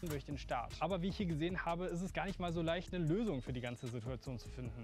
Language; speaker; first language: German; native; German